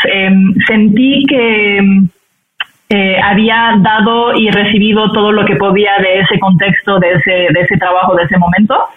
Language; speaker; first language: Spanish; non-native, fluent; French